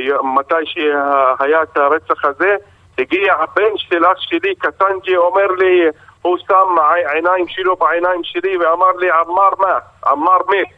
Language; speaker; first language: Hebrew; non-native, local second language; Arabic